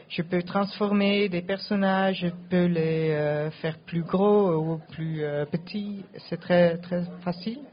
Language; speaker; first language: French; non-native, fluent; Dutch